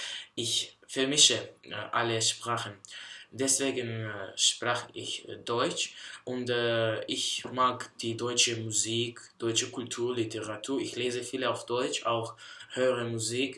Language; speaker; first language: German; non-native, learner; Russian